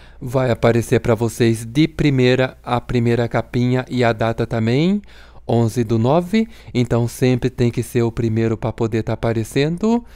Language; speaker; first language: Portuguese; native; Portuguese